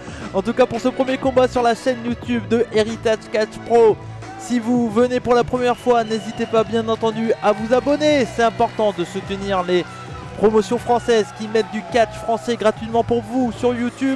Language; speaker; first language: French; native; French